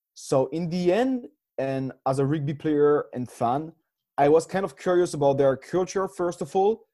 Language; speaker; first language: English; non-native, fluent; French